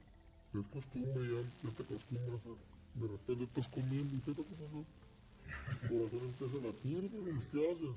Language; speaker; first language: Spanish; native; Spanish